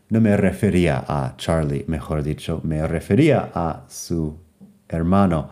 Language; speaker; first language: Spanish; non-native, fluent; English